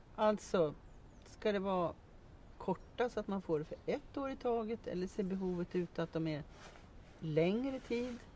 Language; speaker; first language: Swedish; native; Swedish